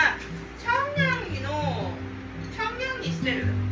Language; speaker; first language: Japanese; non-native, fluent; Korean